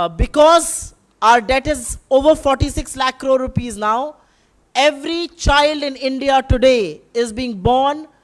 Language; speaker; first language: English; non-native, local second language; Hindi